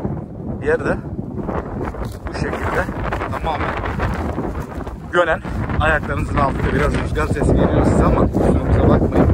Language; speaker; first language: Turkish; native; Turkish